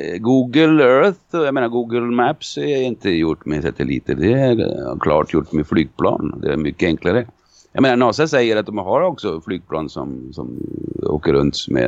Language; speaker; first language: Swedish; non-native, fluent; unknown